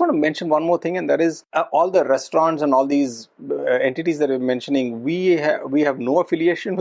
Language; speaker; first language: English; non-native, local second language; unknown